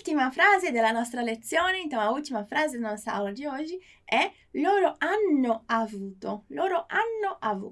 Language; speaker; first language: Italian; non-native, fluent; Portuguese